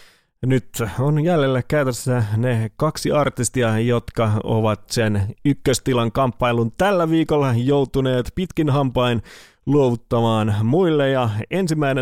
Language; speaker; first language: Finnish; native; Finnish